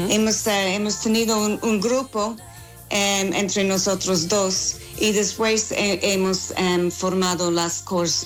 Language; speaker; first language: Spanish; non-native, learner; English